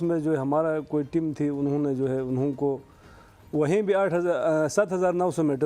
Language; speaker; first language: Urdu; non-native, local second language; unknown